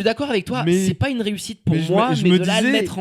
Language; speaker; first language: French; native; French